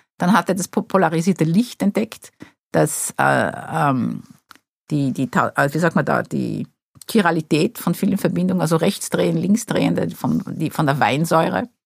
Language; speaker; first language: German; non-native, fluent; Portuguese